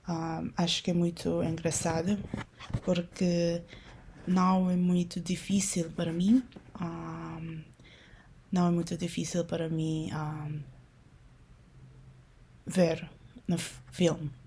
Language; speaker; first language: Portuguese; non-native, learner; Min Nan Chinese